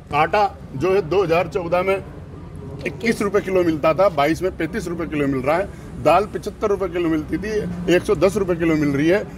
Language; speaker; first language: Hindi; native; Hindi